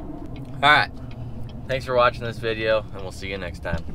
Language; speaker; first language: English; native; English